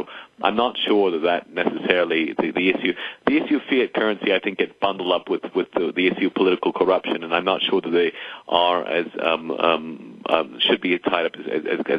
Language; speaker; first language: English; native; English